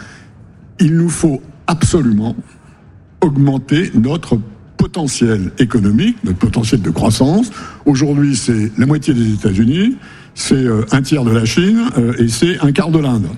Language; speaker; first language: French; native; French